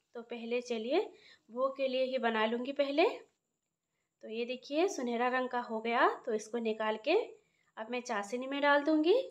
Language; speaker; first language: Hindi; non-native, local second language; Odia